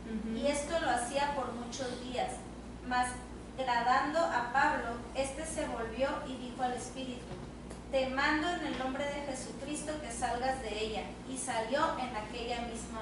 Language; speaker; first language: Spanish; native; Spanish